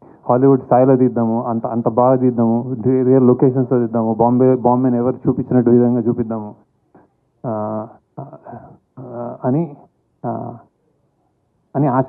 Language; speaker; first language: Telugu; native; Telugu